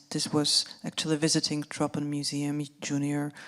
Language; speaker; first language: English; non-native, fluent; Czech